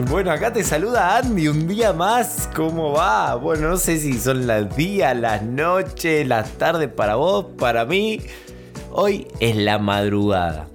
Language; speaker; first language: Spanish; native; Spanish